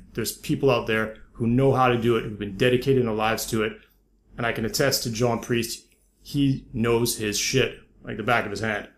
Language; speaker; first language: English; native; English